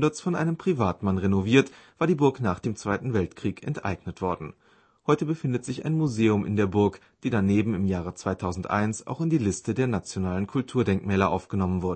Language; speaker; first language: German; native; German